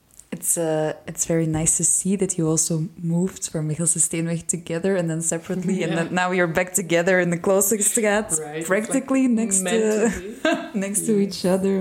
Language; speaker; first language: English; non-native, fluent; Dutch